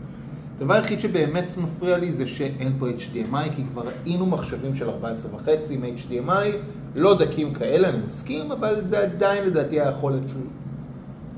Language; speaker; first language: Hebrew; native; Hebrew